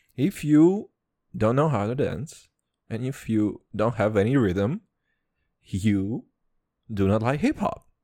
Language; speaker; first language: English; non-native, fluent; Serbian